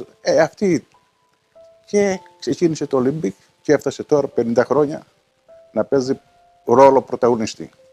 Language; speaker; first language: Greek; early bilingual, heritage; Greek